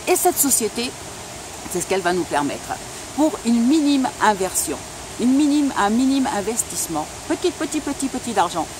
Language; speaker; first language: French; non-native, local second language; Spanish